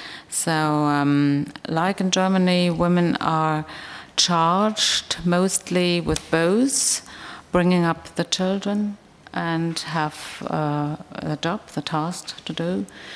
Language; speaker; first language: English; non-native, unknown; German